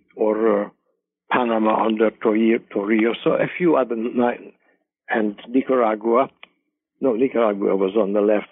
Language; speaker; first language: English; non-native, fluent; Hungarian